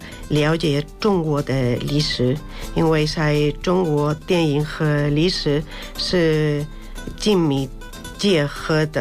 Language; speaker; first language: Chinese; non-native, learner; Spanish